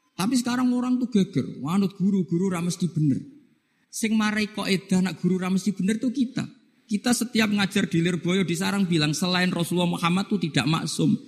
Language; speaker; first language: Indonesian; non-native, local second language; Javanese